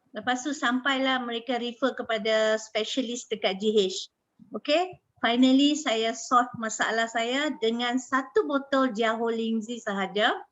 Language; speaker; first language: Malay; native; Malay